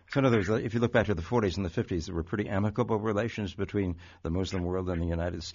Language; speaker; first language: English; native; English